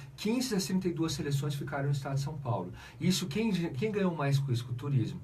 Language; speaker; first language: Portuguese; native; Portuguese